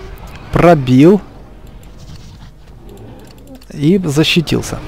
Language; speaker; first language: Russian; native; Russian